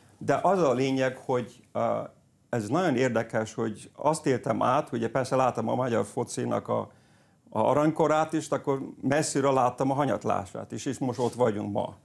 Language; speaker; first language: Hungarian; early bilingual, heritage; Hungarian